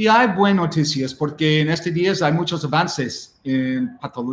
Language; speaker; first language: Spanish; non-native, learner; English